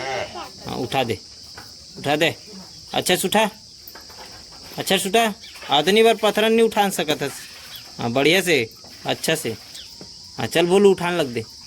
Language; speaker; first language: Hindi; non-native, local second language; Chhattisgarhi